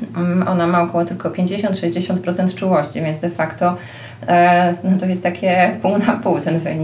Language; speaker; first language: Polish; native; Polish